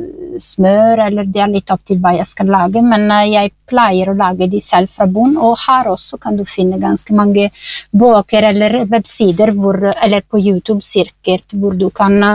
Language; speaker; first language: Norwegian; non-native, fluent; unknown